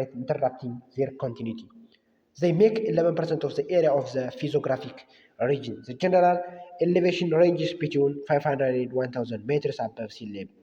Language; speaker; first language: English; non-native, local second language; Amharic